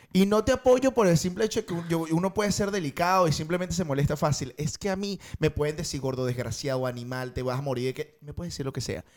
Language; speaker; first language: Spanish; native; Spanish